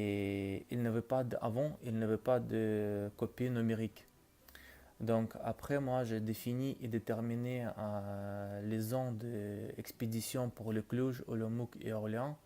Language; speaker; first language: French; non-native, learner; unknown